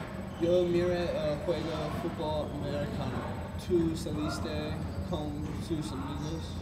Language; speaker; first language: Spanish; non-native, learner; English